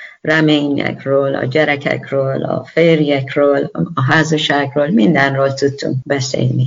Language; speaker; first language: Hungarian; non-native, learner; Persian